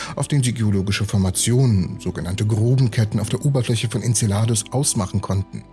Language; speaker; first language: German; early bilingual, other home language; Russian